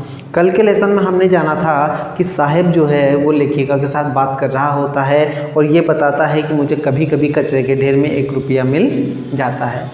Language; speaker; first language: Hindi; native; Hindi